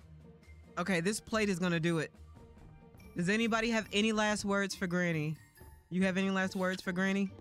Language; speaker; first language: English; native; English